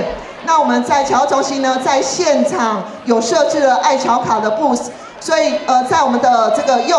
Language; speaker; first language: Chinese; native; Chinese